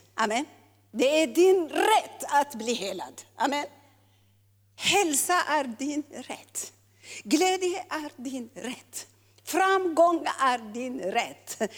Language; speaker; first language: Swedish; non-native, fluent; Tigrinya